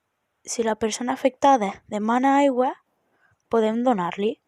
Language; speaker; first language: Catalan; native; Catalan